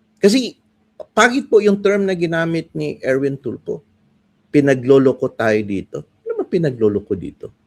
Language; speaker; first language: Filipino; non-native, local second language; Cebuano